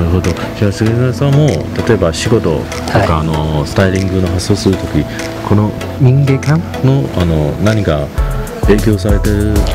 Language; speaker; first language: Japanese; non-native, fluent; Chinese